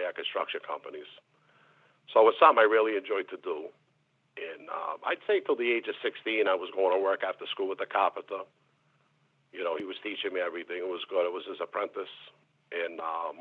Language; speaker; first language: English; native; English